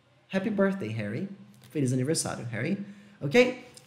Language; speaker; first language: English; non-native, fluent; Portuguese